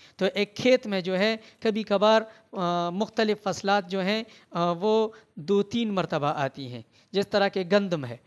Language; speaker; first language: Urdu; non-native, local second language; Pashto